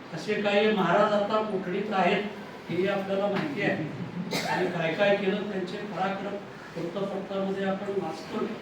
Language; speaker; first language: Marathi; non-native, local second language; Kannada